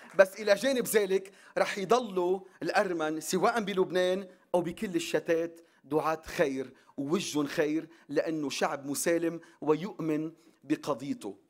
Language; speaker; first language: Arabic; non-native, local second language; Armenian